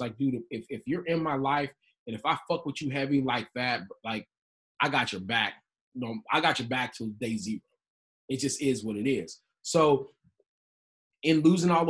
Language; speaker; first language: English; native; English